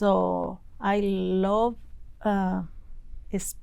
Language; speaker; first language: English; non-native, learner; Spanish